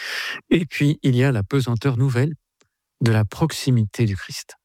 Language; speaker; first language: French; native; French